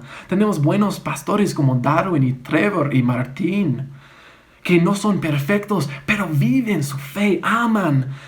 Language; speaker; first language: Spanish; non-native, fluent; English